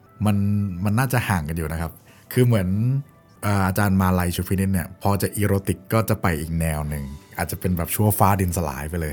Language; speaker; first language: Thai; native; Thai